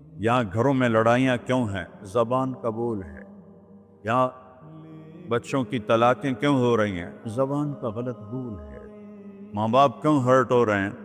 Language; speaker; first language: Urdu; non-native, local second language; Punjabi